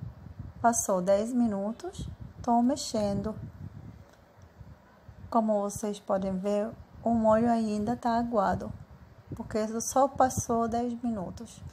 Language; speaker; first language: Portuguese; non-native, fluent; Arabic